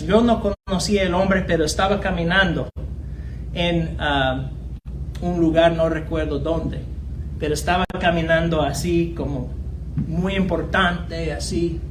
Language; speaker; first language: Spanish; non-native, fluent; English